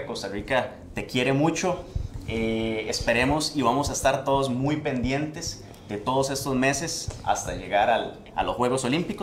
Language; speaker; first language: Spanish; native; Spanish